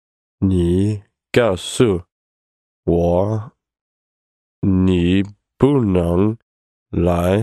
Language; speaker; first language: Chinese; non-native, learner; English